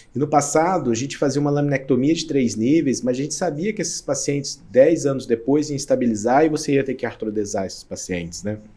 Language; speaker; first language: Portuguese; native; Portuguese